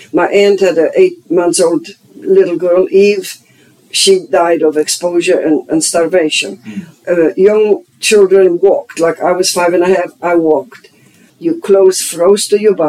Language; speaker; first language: English; non-native, fluent; German